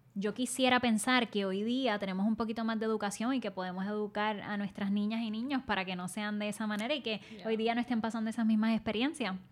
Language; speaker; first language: Spanish; native; Spanish